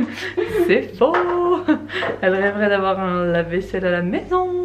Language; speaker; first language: French; native; French